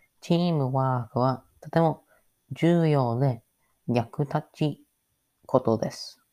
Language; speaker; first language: Japanese; non-native, learner; English